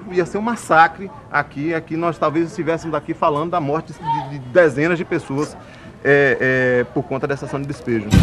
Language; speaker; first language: Portuguese; native; Portuguese